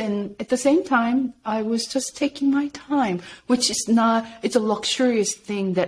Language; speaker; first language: English; non-native, fluent; Korean